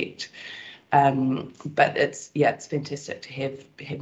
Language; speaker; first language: English; native; English